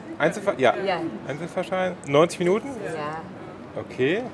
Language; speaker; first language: German; native; German